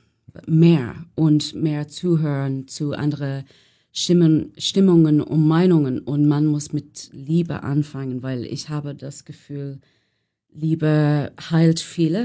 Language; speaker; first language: German; non-native, learner; English